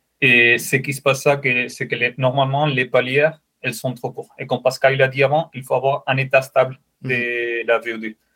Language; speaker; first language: French; non-native, fluent; Spanish